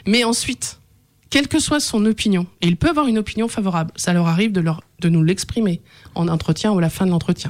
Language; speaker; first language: French; native; French